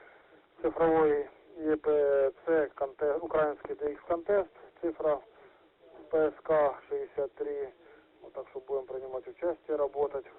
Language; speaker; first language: Russian; native; Russian